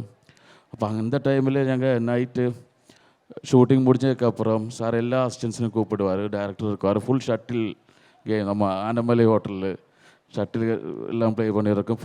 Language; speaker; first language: Tamil; non-native, learner; Malayalam